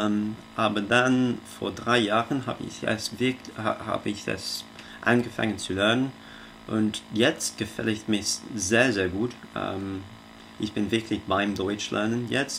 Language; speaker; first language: German; non-native, learner; English